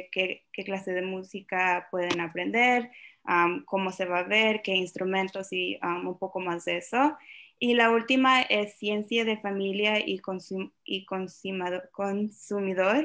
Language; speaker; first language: Spanish; early bilingual, other home language; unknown